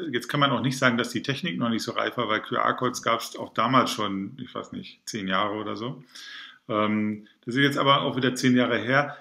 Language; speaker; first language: German; native; German